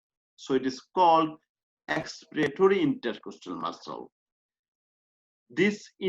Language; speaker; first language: English; non-native, fluent; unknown